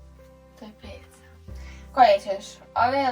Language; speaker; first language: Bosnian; early bilingual, heritage; Serbian